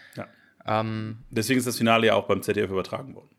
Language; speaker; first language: German; native; German